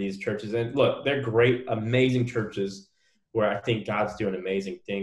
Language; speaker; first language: English; native; English